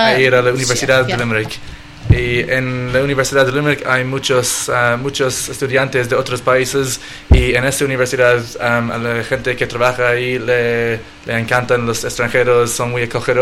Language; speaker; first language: Spanish; non-native, fluent; English